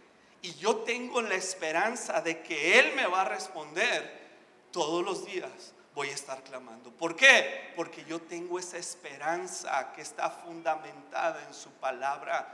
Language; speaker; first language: Spanish; native; Spanish